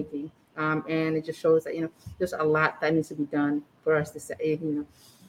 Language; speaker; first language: English; early bilingual, other home language; Arabic